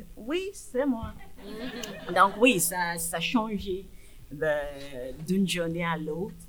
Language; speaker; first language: French; non-native, fluent; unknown